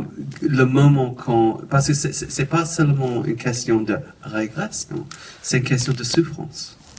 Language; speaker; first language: French; non-native, fluent; English